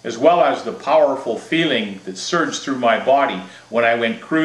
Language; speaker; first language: English; native; English